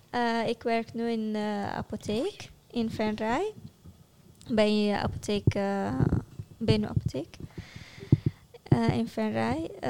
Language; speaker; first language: Dutch; non-native, learner; Arabic